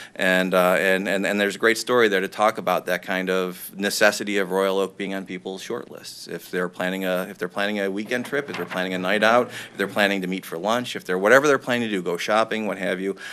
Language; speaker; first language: English; native; English